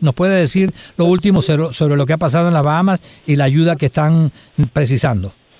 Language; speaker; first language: Spanish; native; Spanish